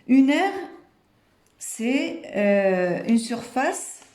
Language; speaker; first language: French; non-native, local second language; Arabic